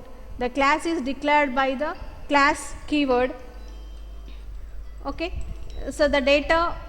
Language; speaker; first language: English; non-native, local second language; Telugu